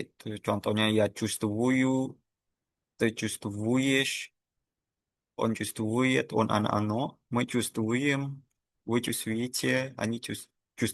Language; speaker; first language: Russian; non-native, fluent; Indonesian